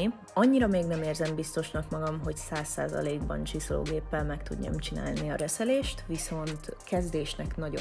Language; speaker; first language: Hungarian; native; Hungarian